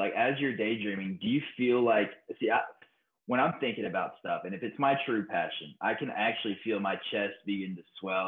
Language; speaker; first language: English; native; English